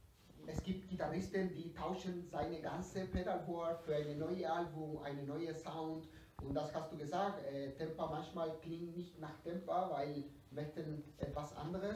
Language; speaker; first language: German; non-native, learner; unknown